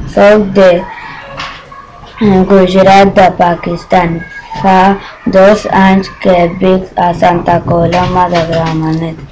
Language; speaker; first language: Catalan; non-native, learner; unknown